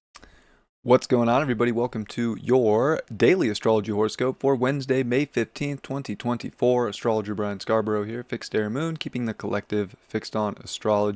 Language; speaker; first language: English; native; English